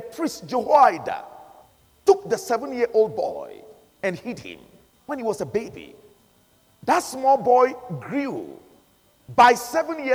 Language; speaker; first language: English; non-native, local second language; Akan